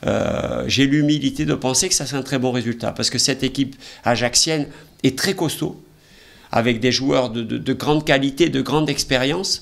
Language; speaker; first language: French; native; French